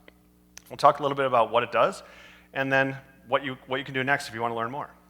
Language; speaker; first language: English; native; English